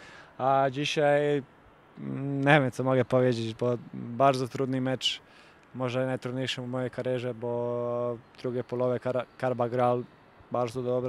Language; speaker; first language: Polish; non-native, fluent; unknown